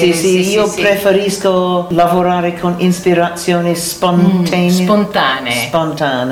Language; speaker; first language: Italian; non-native, learner; English